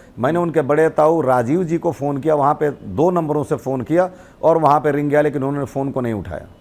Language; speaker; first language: Hindi; native; Hindi